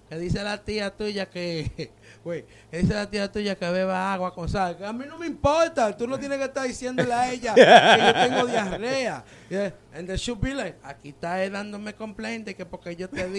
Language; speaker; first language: Spanish; early bilingual, heritage; Spanish